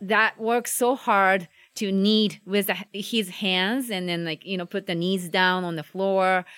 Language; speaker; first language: English; non-native, learner; Japanese